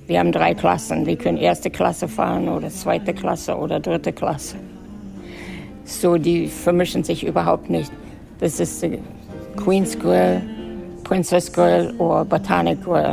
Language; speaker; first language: German; native; German